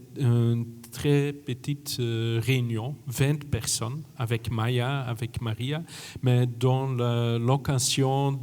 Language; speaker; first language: French; non-native, fluent; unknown